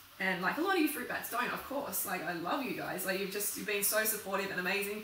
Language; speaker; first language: English; native; English